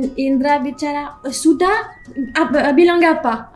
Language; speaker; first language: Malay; non-native, learner; French